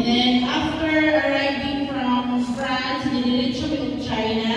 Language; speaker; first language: English; non-native, local second language; Cebuano